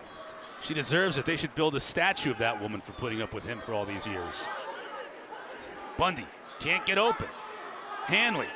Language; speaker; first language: English; native; English